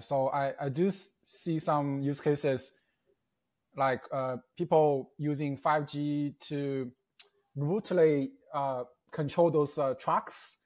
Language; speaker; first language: English; non-native, fluent; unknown